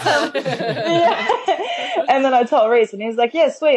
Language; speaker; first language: English; native; English